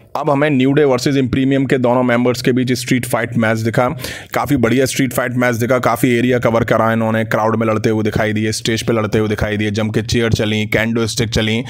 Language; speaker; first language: Hindi; native; Hindi